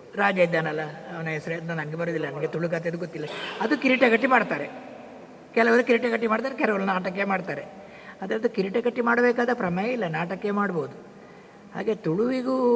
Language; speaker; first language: Kannada; non-native, local second language; Tulu